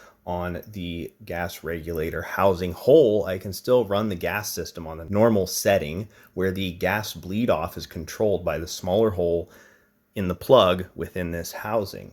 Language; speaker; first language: English; native; English